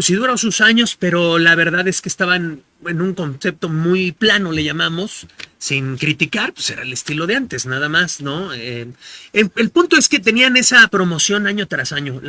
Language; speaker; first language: Spanish; native; Spanish